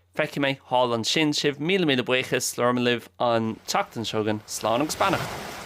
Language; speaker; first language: Irish; native; Irish